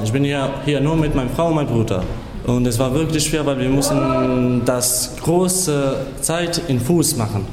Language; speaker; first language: German; non-native, learner; Albanian